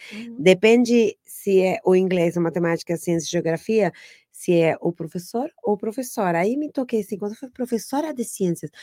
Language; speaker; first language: Portuguese; non-native, fluent; Spanish